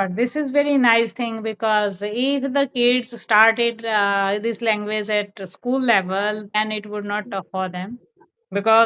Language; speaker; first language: English; non-native, learner; Hindi